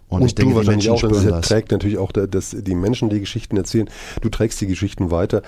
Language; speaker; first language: German; native; German